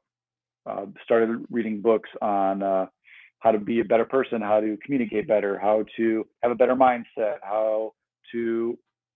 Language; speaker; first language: English; native; English